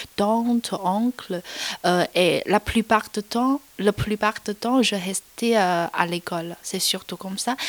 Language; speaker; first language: French; non-native, fluent; Chinese